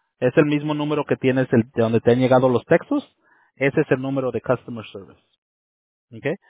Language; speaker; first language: Spanish; early bilingual, heritage; Spanish